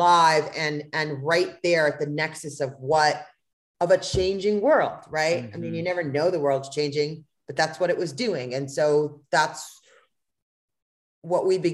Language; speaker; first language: English; native; English